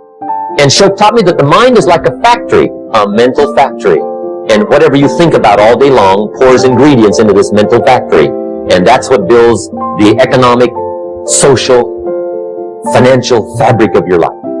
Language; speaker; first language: English; native; English